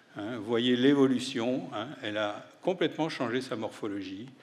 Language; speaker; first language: French; native; French